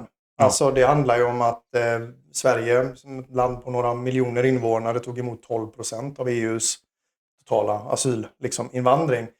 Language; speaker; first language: Swedish; native; Swedish